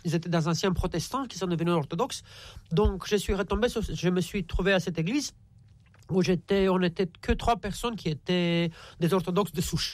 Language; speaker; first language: French; non-native, fluent; Romanian